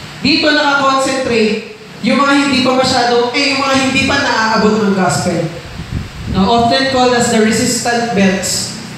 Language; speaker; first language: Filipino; non-native, local second language; Iloko